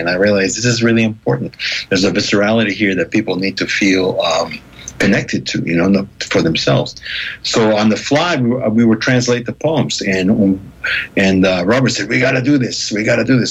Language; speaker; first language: English; non-native, fluent; Spanish